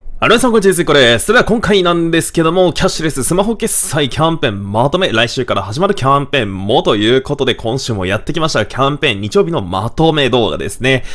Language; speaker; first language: Japanese; native; Japanese